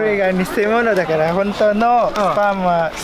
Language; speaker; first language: Japanese; non-native, fluent; Cebuano